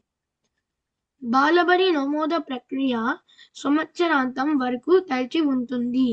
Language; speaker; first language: Telugu; early bilingual, heritage; Telugu